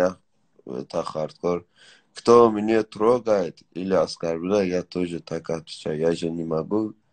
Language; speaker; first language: Russian; non-native, learner; Tajik